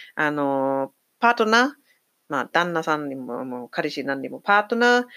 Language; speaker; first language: Japanese; non-native, fluent; English